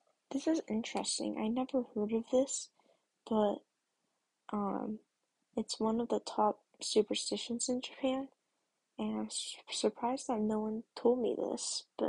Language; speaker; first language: English; native; English